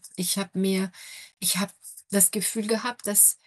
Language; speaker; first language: German; non-native, fluent; French